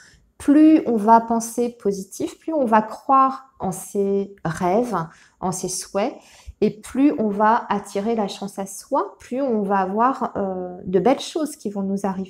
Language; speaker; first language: French; native; French